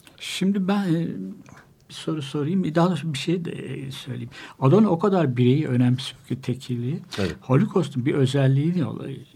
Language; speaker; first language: Turkish; native; Turkish